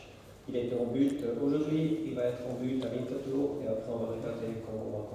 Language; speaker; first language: French; non-native, local second language; German